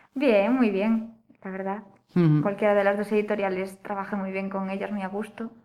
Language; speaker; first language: Spanish; native; Spanish